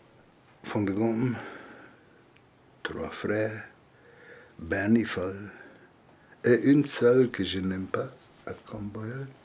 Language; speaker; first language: French; non-native, fluent; German